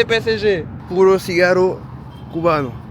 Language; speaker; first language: Spanish; non-native, learner; French